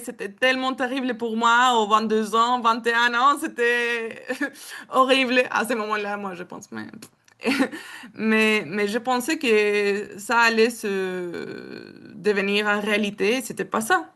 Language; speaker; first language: French; non-native, learner; Spanish